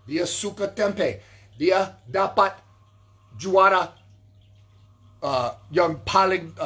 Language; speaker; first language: Indonesian; non-native, learner; English